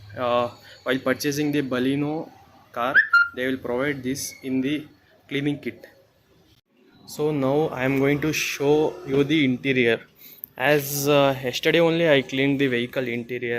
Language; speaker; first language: English; non-native, local second language; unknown